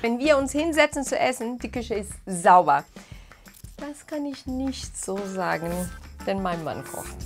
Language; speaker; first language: German; non-native, fluent; Portuguese